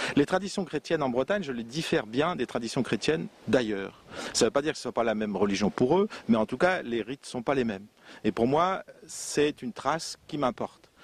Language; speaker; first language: French; non-native, local second language; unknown